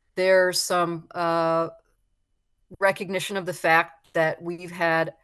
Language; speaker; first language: English; native; English